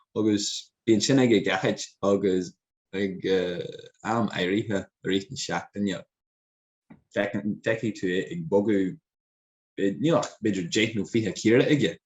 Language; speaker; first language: Irish; non-native, local second language; English